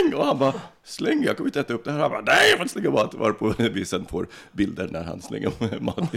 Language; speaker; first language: Swedish; early bilingual, other home language; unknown